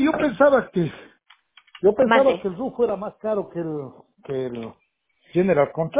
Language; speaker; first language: Spanish; native; Spanish